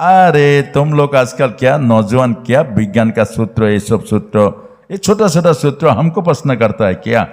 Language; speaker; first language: Hindi; non-native, local second language; Bangla